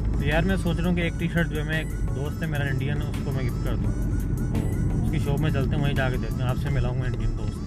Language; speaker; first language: Urdu; native; Urdu